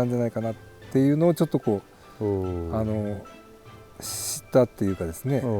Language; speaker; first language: Japanese; native; Japanese